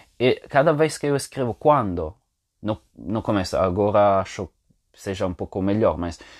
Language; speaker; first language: Portuguese; non-native, fluent; Italian